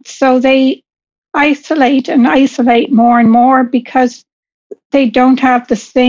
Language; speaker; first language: English; native; English